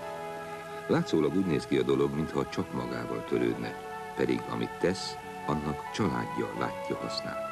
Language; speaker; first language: Hungarian; native; Hungarian